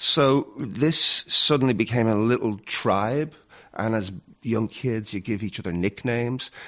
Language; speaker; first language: English; native; English